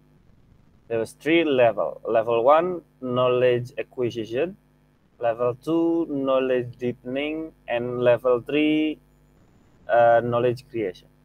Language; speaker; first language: English; non-native, fluent; Indonesian